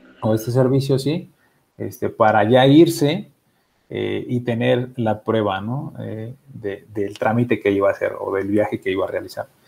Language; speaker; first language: Spanish; native; Spanish